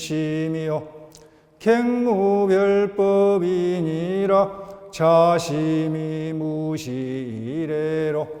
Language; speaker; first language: Korean; native; Korean